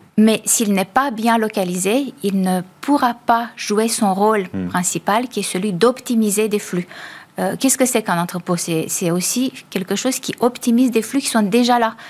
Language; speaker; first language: French; native; French